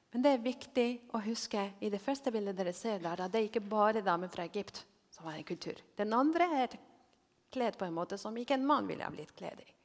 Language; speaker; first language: Norwegian; non-native, fluent; Spanish